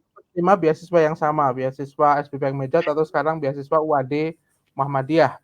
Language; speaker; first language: Indonesian; native; Indonesian